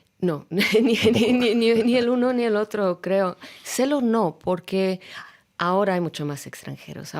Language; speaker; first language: Spanish; non-native, fluent; Russian